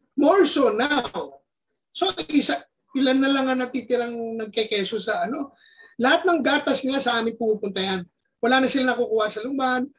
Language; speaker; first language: Filipino; native; Filipino